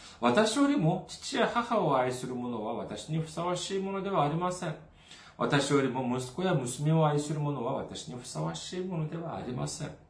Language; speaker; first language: Japanese; non-native, fluent; Korean